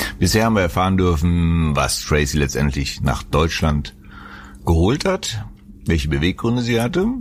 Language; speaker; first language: German; native; German